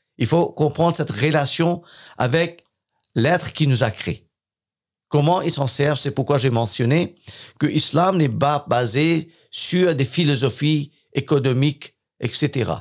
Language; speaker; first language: French; non-native, fluent; English